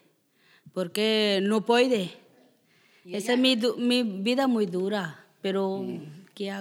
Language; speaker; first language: Spanish; non-native, learner; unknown